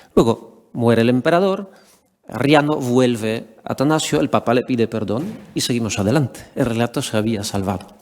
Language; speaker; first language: Spanish; non-native, fluent; Polish